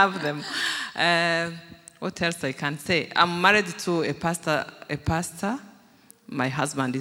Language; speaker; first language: English; non-native, local second language; Kinyarwanda